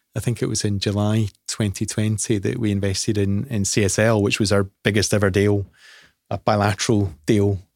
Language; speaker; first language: English; native; English